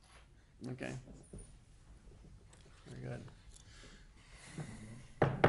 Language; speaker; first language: English; native; English